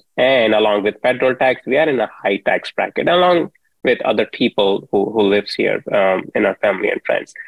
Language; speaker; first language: English; non-native, local second language; Hindi